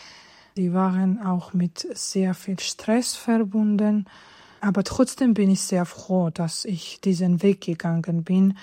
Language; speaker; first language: German; non-native, fluent; Georgian